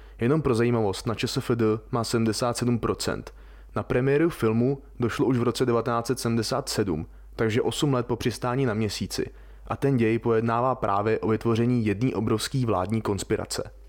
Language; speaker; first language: Czech; native; Czech